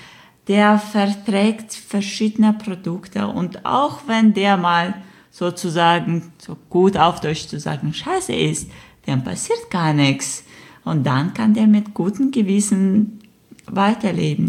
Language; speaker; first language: German; non-native, fluent; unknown